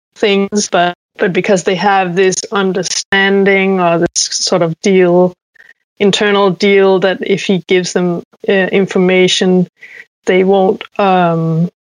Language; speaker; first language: English; non-native, fluent; Danish